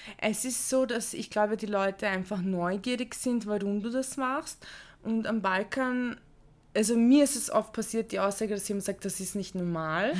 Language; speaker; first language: German; early bilingual, other home language; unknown